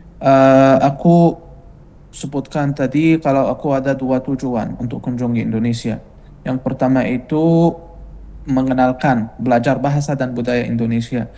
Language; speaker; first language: Indonesian; non-native, fluent; Arabic